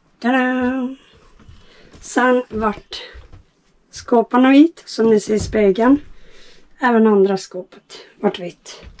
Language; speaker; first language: Swedish; native; Swedish